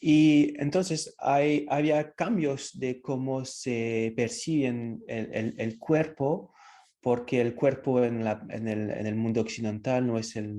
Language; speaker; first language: Spanish; non-native, fluent; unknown